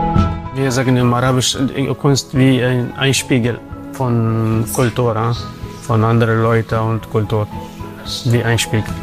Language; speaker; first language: German; non-native, learner; Arabic